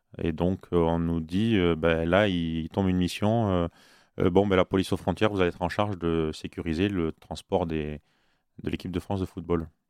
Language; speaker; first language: French; native; French